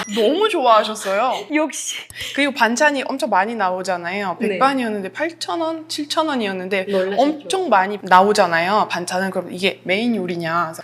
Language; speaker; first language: Korean; non-native, fluent; French